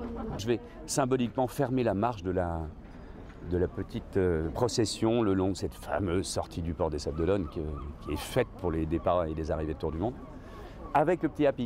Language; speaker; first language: French; native; French